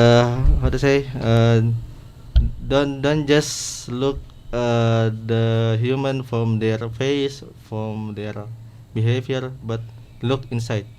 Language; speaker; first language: English; non-native, learner; Indonesian